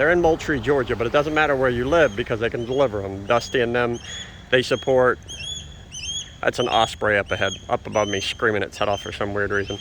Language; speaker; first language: English; native; English